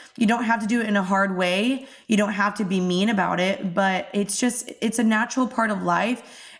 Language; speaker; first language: English; native; English